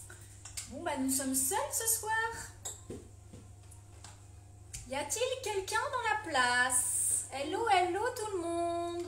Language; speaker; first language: French; native; French